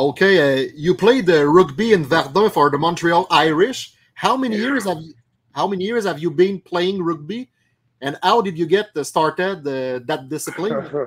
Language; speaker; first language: English; non-native, local second language; French